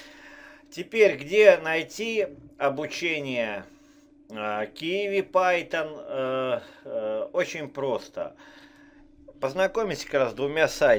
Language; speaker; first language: Russian; native; Russian